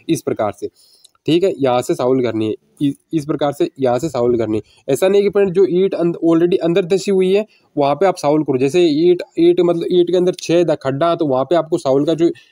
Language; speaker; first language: Hindi; native; Hindi